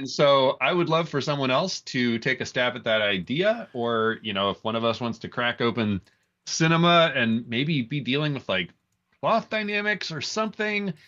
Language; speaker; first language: English; native; English